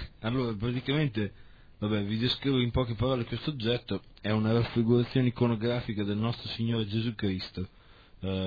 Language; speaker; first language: Italian; native; Italian